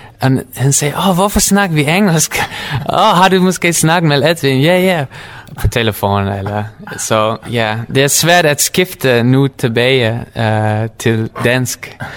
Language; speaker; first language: Danish; non-native, learner; Dutch